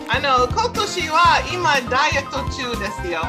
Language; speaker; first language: Japanese; non-native, learner; English